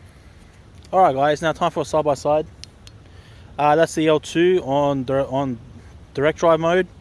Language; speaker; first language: English; native; English